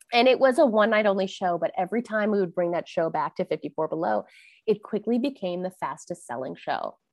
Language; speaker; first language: English; early bilingual, other home language; Thai